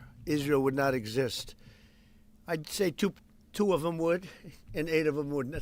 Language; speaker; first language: English; native; English